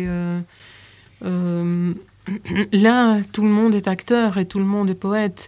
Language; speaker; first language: French; native; French